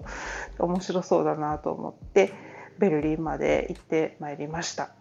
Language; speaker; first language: Japanese; native; Japanese